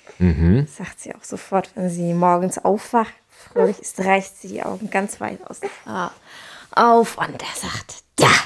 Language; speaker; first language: German; non-native, fluent; Czech